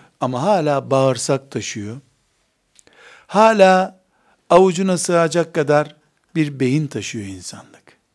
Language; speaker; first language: Turkish; native; Turkish